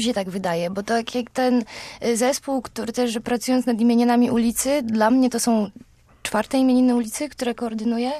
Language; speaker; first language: Polish; native; Polish